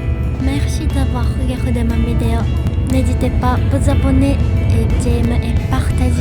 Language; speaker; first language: French; non-native, learner; Japanese